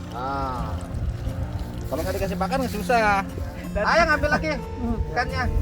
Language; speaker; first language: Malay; non-native, local second language; Sundanese